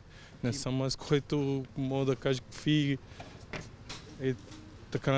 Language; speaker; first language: Bulgarian; non-native, fluent; Portuguese